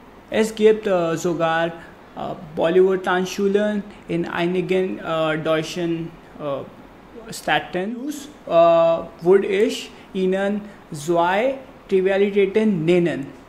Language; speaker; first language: German; non-native, learner; Hindi